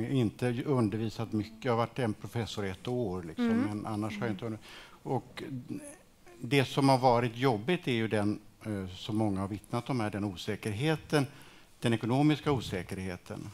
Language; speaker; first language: Swedish; native; Swedish